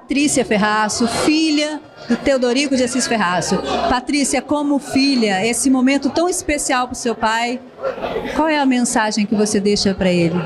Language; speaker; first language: Portuguese; native; Portuguese